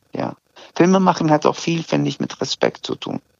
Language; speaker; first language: German; early bilingual, other home language; Azerbaijani